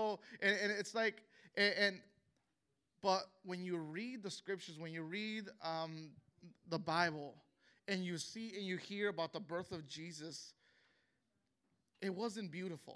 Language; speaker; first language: English; native; English